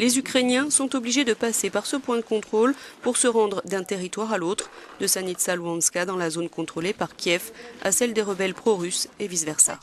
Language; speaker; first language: French; native; French